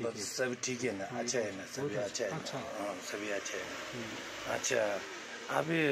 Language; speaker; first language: Hindi; non-native, learner; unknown